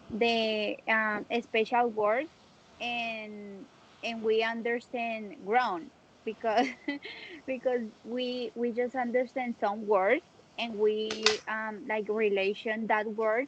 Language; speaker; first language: English; non-native, learner; Spanish